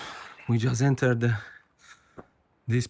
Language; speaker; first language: English; non-native, fluent; Polish